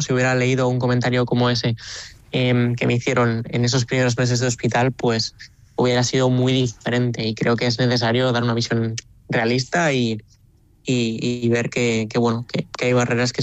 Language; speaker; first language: Spanish; native; Spanish